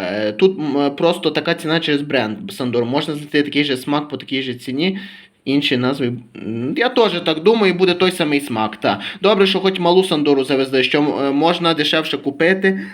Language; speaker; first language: Ukrainian; native; Ukrainian